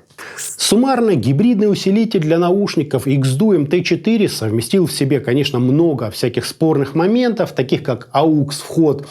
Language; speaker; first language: Russian; native; Russian